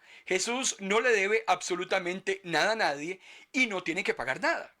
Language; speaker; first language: Spanish; native; Spanish